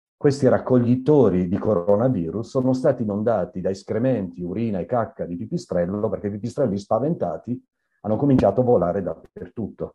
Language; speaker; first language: Italian; native; Italian